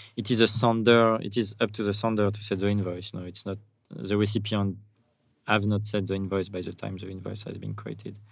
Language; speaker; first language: English; non-native, fluent; French